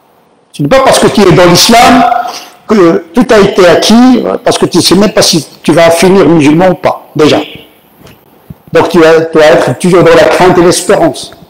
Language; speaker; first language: French; native; French